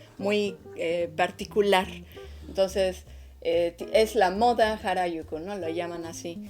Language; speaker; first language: Spanish; native; Spanish